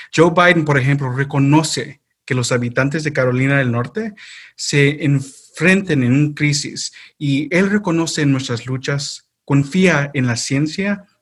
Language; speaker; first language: Spanish; early bilingual, heritage; Spanish